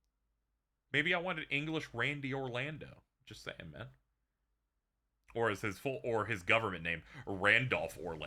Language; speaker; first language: English; native; English